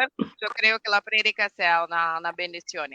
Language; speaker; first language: Spanish; non-native, fluent; Portuguese